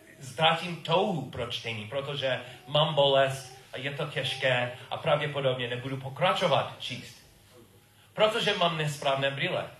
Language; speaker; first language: Czech; non-native, learner; English